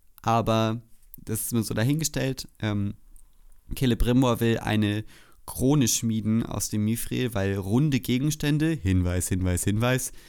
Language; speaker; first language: German; native; German